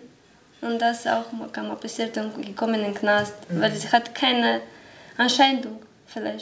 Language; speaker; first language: German; non-native, learner; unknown